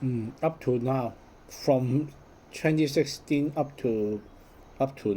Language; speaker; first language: English; non-native, learner; Cantonese